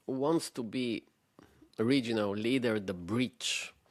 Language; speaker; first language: English; non-native, fluent; Bulgarian